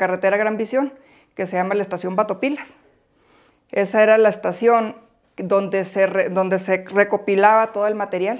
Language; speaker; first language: Spanish; native; Spanish